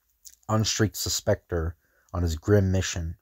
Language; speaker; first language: English; native; English